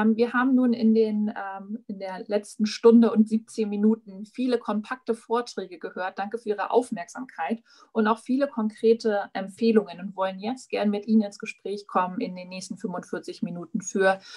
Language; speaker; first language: German; native; German